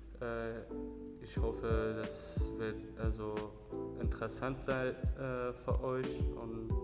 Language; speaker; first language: German; non-native, learner; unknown